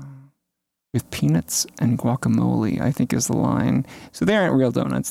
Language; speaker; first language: English; native; English